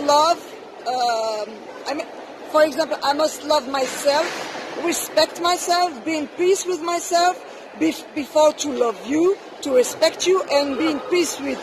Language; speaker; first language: English; non-native, learner; French